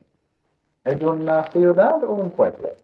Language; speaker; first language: Spanish; non-native, fluent; English